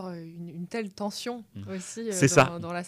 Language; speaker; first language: French; native; French